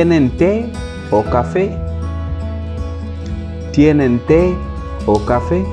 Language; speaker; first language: Spanish; non-native, fluent; Wolof